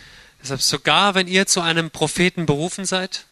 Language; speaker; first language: German; native; German